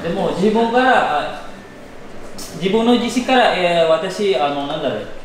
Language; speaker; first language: Japanese; non-native, fluent; Indonesian